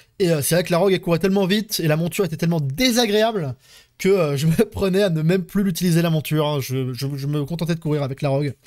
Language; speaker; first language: French; native; French